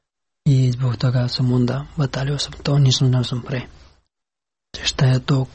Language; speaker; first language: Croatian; non-native, learner; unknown